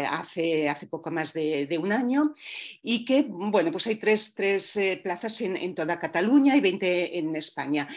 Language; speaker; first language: Spanish; native; Spanish